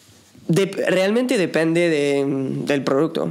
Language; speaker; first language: Spanish; non-native, fluent; French